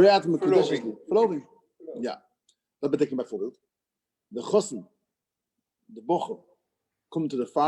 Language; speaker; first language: Dutch; non-native, fluent; English